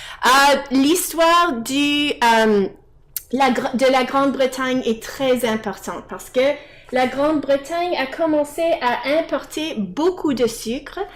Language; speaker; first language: French; non-native, fluent; English